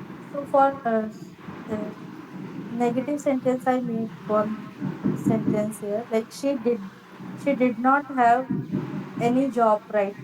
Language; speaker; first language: English; non-native, learner; Hindi